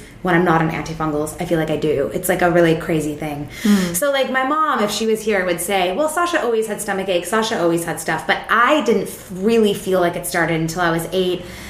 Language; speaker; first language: English; native; English